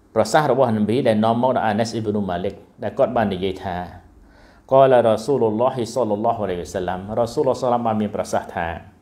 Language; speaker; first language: Khmer; non-native, local second language; Western Cham